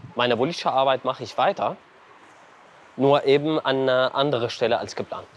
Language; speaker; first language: German; non-native, fluent; Arabic